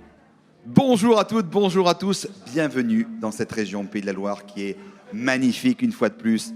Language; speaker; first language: French; native; French